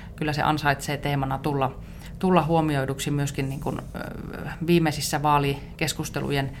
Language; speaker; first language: Finnish; native; Finnish